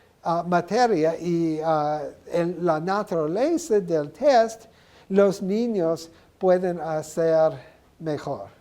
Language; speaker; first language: Spanish; non-native, learner; English